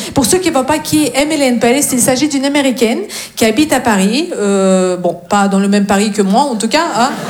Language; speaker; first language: French; non-native, fluent; Russian